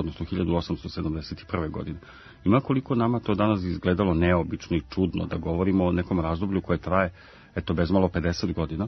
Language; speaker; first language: Croatian; native; Croatian